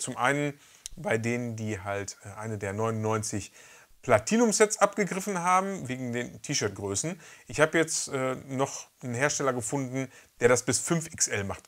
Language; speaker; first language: German; native; German